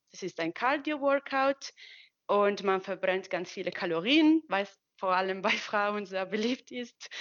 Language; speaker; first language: German; non-native, fluent; Italian